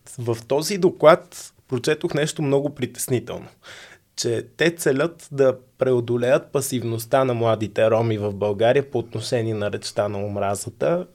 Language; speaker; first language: Bulgarian; native; Bulgarian